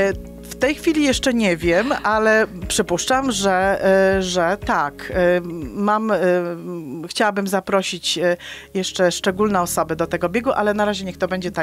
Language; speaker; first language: Polish; native; Polish